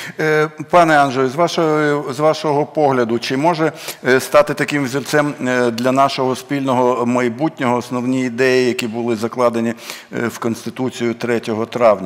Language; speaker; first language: Ukrainian; native; Ukrainian